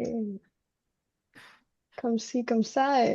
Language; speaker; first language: French; non-native, learner; Spanish